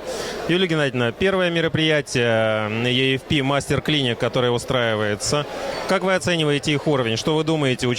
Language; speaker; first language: Russian; native; Russian